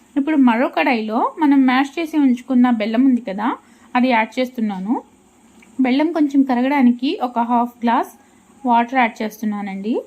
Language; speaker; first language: Telugu; non-native, local second language; Urdu